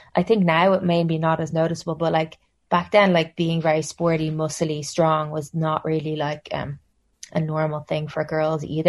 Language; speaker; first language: English; native; English